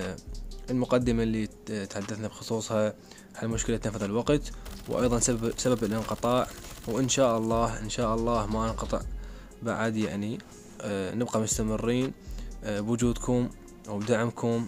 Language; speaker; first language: Arabic; native; Arabic